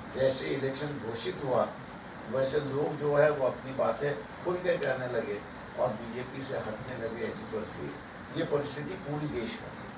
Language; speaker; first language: Hindi; non-native, local second language; Marathi